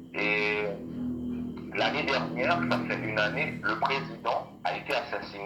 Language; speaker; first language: French; non-native, local second language; Haitian Creole